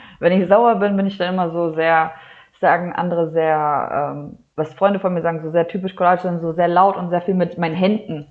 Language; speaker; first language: German; native; German